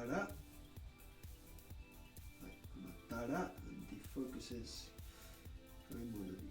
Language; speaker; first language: Japanese; non-native, learner; Spanish